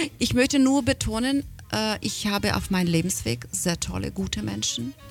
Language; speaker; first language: German; non-native, fluent; Ukrainian